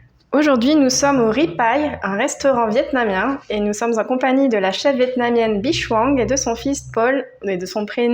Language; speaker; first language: French; native; French